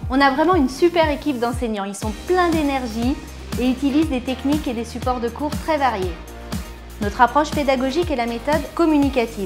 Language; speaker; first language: French; native; French